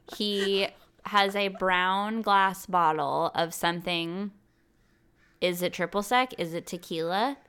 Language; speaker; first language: English; native; English